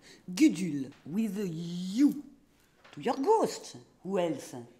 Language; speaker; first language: English; non-native, fluent; French